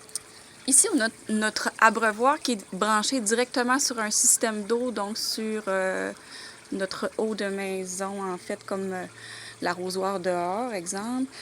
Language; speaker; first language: French; native; French